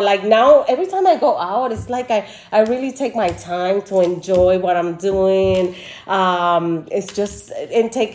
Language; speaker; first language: English; non-native, fluent; Spanish